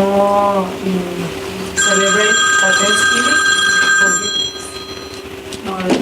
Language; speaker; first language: English; non-native, learner; Spanish